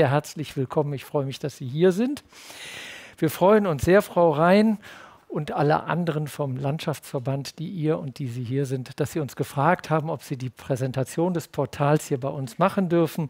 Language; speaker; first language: German; native; German